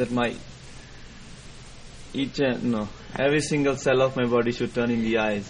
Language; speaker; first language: English; non-native, local second language; Punjabi